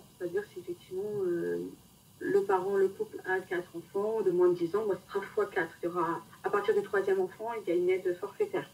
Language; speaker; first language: French; native; French